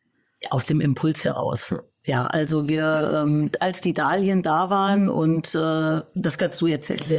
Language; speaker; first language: German; native; German